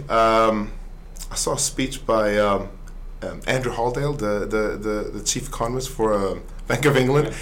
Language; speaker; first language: English; early bilingual, other home language; Swedish